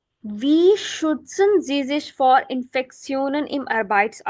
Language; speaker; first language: German; non-native, fluent; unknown